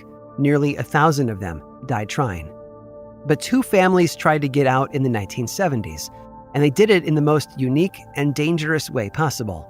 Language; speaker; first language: English; native; English